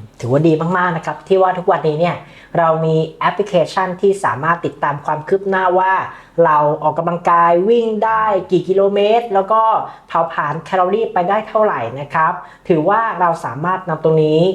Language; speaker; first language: Thai; native; Thai